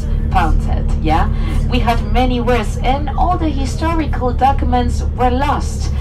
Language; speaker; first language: English; non-native, fluent; Spanish